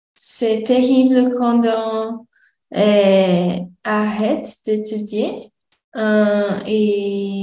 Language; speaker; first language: French; non-native, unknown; Portuguese